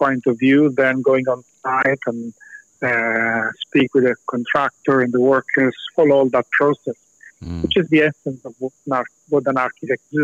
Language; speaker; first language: English; non-native, fluent; Italian